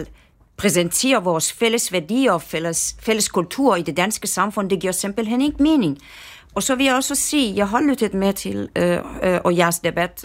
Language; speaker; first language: Danish; non-native, fluent; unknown